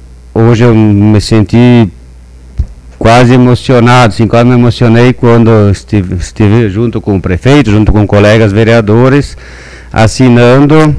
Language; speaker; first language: Portuguese; native; Portuguese